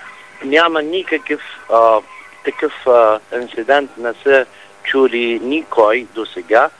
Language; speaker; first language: Bulgarian; non-native, fluent; Arabic